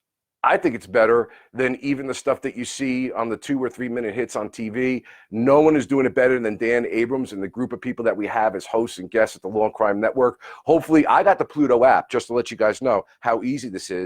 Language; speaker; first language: English; native; English